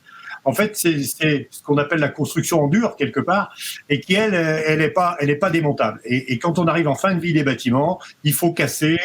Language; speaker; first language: French; native; French